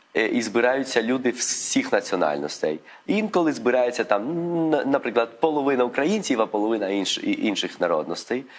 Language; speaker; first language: Ukrainian; non-native, fluent; Spanish